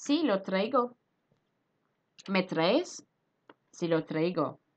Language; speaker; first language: Spanish; non-native, fluent; Turkish